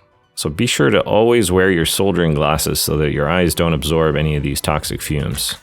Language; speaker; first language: English; native; English